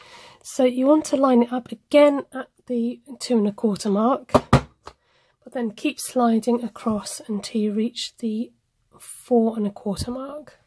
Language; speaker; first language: English; native; English